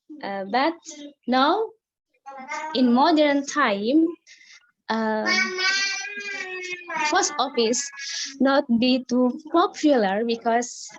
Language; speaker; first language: English; non-native, learner; Indonesian